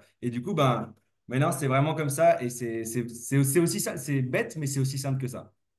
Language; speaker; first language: French; native; French